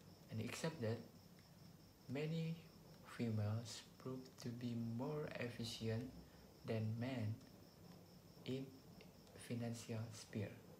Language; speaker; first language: English; non-native, learner; Indonesian